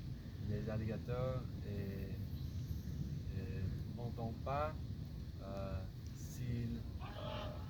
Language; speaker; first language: French; non-native, learner; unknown